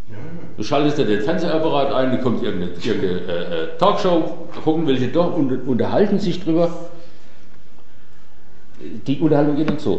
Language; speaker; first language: German; native; German